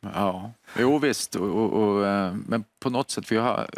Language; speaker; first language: Swedish; native; Swedish